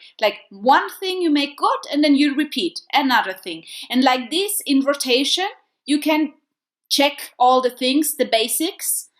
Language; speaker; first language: English; non-native, fluent; German